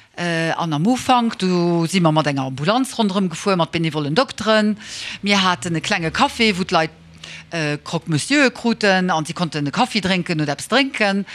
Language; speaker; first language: Luxembourgish; early bilingual, heritage; Luxembourgish